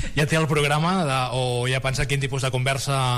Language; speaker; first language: Catalan; native; Catalan